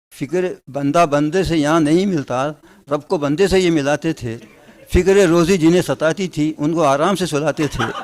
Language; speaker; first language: Urdu; native; Urdu